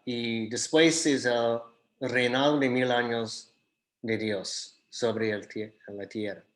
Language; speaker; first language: Spanish; non-native, fluent; English